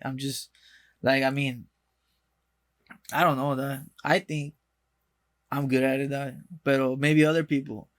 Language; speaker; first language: English; early bilingual, other home language; Spanish